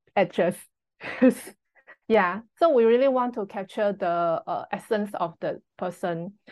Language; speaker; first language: English; non-native, fluent; Chinese